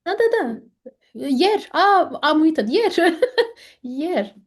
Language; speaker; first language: Romanian; non-native, learner; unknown